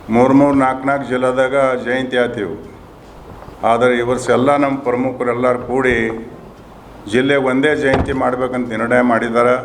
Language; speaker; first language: Kannada; non-native, local second language; Lambadi